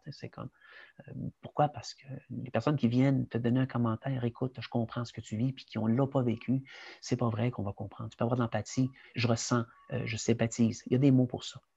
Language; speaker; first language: French; early bilingual, other home language; Spanish